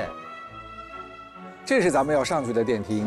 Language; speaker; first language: Chinese; native; Chinese